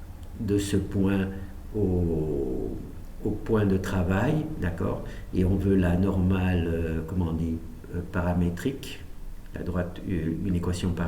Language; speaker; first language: French; native; French